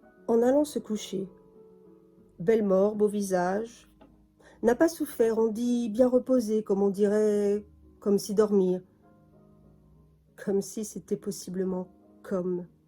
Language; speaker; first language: French; native; French